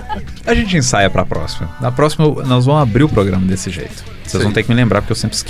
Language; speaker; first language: Portuguese; native; Portuguese